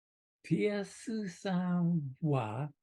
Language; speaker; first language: Japanese; non-native, learner; English